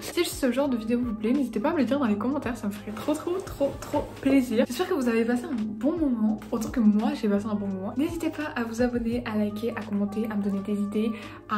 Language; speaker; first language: French; native; French